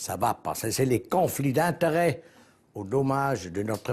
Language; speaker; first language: French; non-native, local second language; German